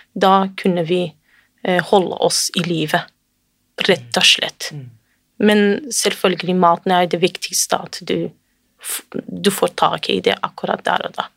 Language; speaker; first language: Norwegian; non-native, fluent; Kurdish